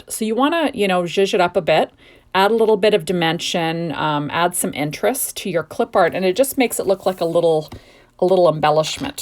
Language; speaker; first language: English; native; English